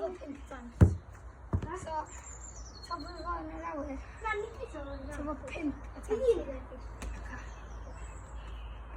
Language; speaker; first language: Welsh; native; Welsh